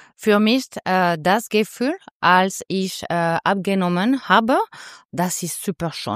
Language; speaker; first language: German; non-native, learner; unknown